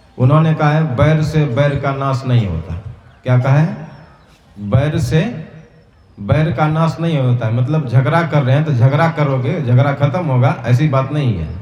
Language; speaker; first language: Hindi; native; Hindi